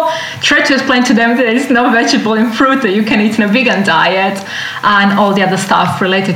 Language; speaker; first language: English; non-native, fluent; Italian